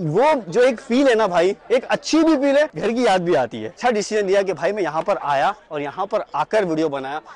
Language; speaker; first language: Hindi; non-native, local second language; Urdu